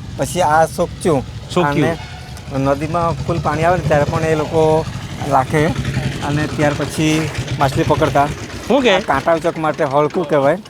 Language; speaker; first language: Gujarati; non-native, local second language; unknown